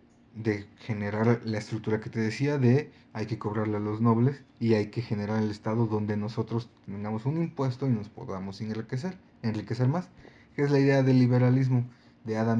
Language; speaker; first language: Spanish; native; Spanish